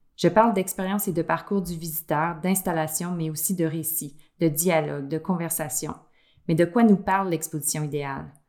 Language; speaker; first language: French; native; French